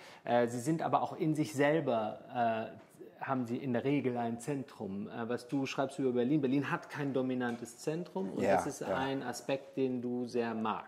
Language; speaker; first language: German; native; German